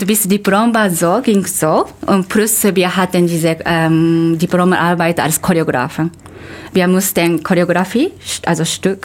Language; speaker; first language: German; non-native, fluent; Japanese